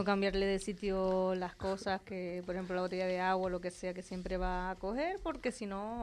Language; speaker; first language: Spanish; native; Spanish